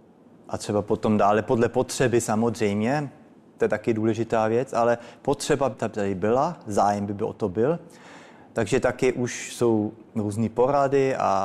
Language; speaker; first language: Czech; early bilingual, heritage; Czech